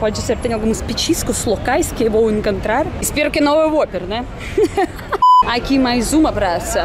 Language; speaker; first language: Portuguese; non-native, fluent; Russian